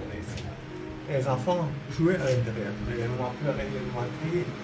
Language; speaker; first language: French; non-native, local second language; Wolof